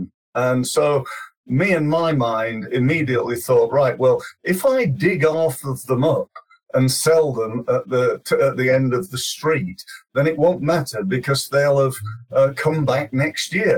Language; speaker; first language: English; native; English